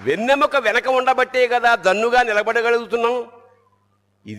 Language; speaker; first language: Telugu; native; Telugu